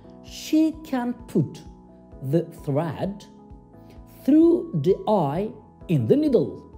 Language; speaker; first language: English; non-native, fluent; Turkish